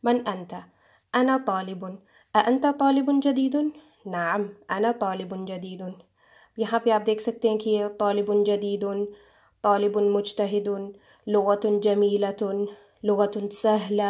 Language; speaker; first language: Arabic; non-native, fluent; Urdu